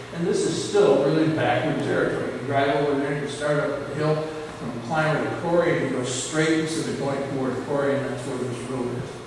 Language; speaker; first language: English; native; English